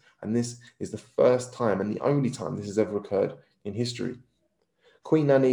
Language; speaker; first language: English; native; English